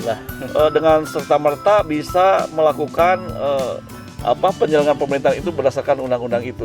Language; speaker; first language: Indonesian; non-native, local second language; Sundanese